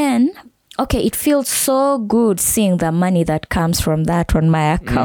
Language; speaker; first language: English; non-native, local second language; Ganda